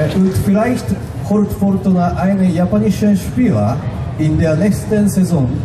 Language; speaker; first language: German; non-native, fluent; Japanese